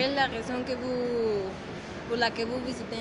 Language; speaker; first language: French; non-native, learner; Spanish